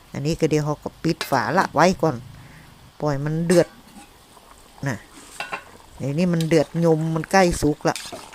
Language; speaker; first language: Thai; native; Thai